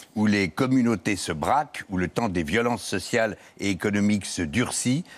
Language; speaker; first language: French; native; French